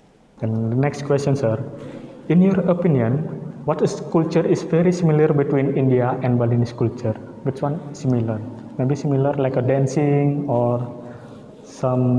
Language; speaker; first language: English; non-native, learner; Indonesian